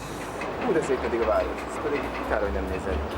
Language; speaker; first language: Hungarian; native; Hungarian